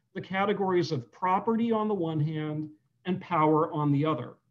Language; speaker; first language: English; native; English